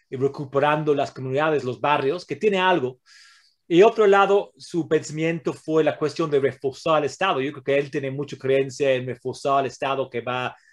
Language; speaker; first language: Spanish; non-native, fluent; English